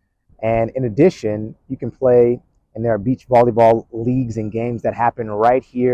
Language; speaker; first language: English; native; English